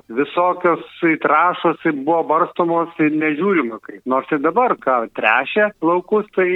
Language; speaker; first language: Lithuanian; native; Lithuanian